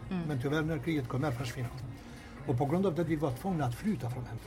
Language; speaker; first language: Swedish; non-native, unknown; Albanian